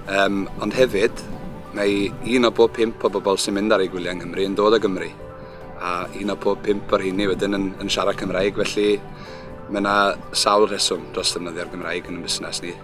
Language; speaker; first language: Welsh; native; Welsh